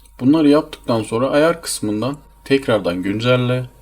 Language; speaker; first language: Turkish; native; Turkish